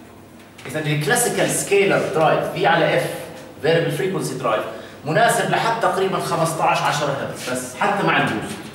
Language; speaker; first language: Arabic; native; Arabic